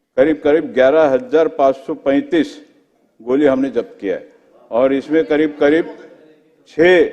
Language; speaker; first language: Hindi; non-native, local second language; Marathi